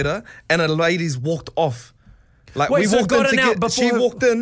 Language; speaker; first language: English; non-native, local second language; Māori